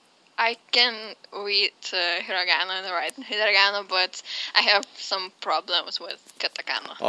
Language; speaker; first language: English; non-native, learner; Lithuanian